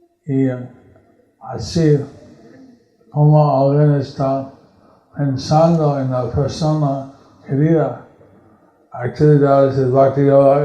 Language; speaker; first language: Spanish; non-native, learner; English